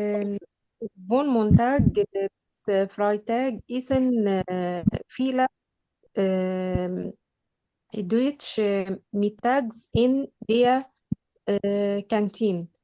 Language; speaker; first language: German; non-native, learner; Arabic